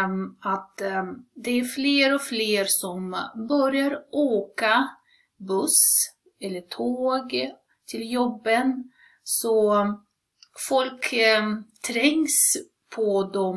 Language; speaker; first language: Swedish; non-native, fluent; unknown